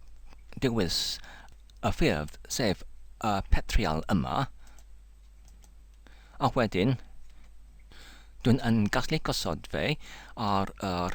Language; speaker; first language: Welsh; non-native, learner; English